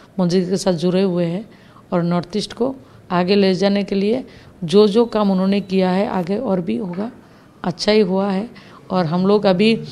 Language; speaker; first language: Hindi; non-native, local second language; Bangla